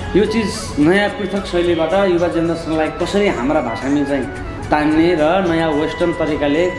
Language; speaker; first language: Nepali; native; Nepali